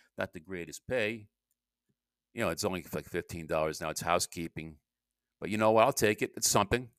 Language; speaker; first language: English; native; English